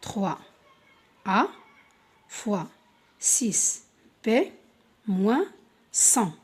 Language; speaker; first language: French; non-native, local second language; Arabic